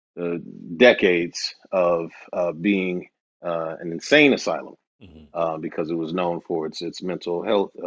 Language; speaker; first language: English; native; English